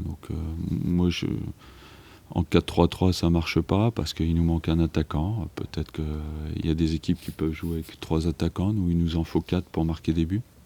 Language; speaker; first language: French; native; French